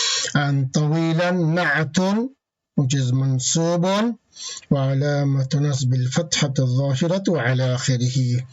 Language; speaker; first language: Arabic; non-native, fluent; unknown